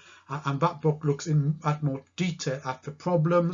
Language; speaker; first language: English; native; English